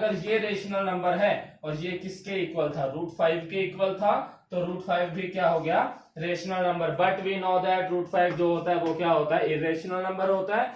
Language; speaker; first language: Hindi; native; Hindi